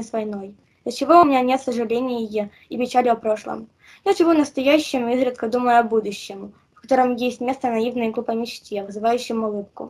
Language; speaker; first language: Russian; native; Russian